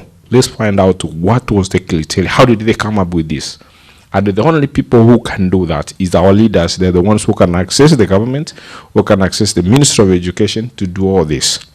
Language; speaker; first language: English; non-native, local second language; Gusii